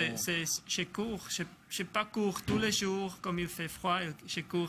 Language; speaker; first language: French; non-native, local second language; German